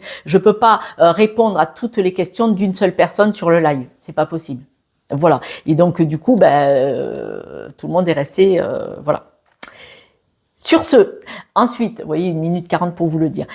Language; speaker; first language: French; native; French